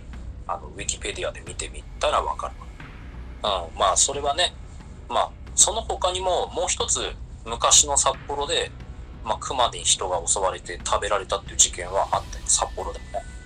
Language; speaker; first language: Japanese; native; Japanese